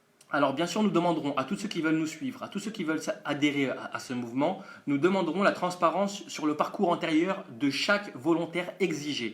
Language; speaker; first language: French; native; French